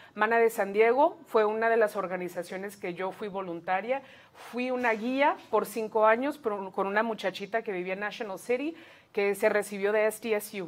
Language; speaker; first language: Spanish; early bilingual, heritage; Spanish